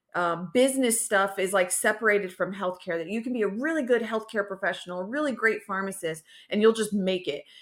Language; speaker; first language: English; native; English